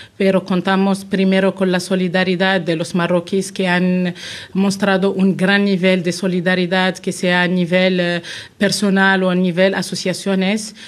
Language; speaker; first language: Spanish; non-native, fluent; Arabic